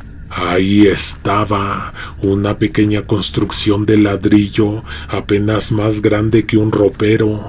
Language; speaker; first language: Spanish; native; Spanish